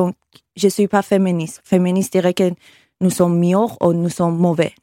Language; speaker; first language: French; non-native, learner; Persian